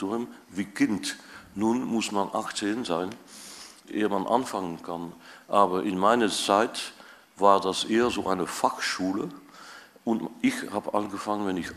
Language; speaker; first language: German; non-native, fluent; Dutch